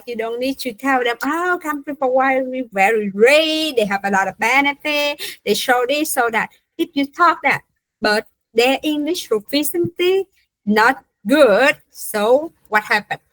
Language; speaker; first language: English; non-native, fluent; Vietnamese